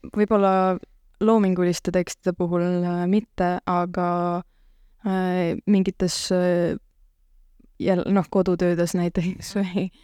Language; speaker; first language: Estonian; native; Estonian